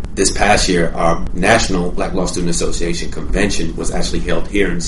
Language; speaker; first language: English; native; English